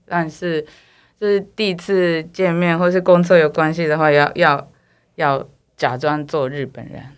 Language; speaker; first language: Chinese; non-native, fluent; Japanese